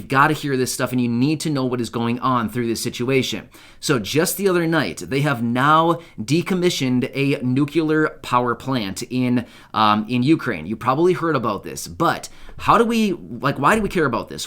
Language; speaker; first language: English; native; English